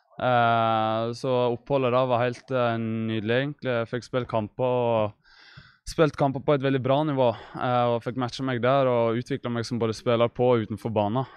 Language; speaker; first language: Norwegian; native; Norwegian